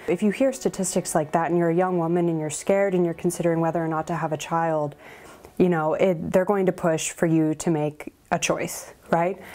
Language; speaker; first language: English; native; English